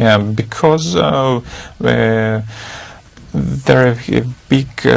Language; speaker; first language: English; non-native, fluent; Russian